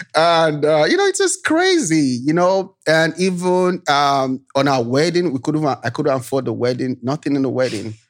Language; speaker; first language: English; non-native, local second language; Yoruba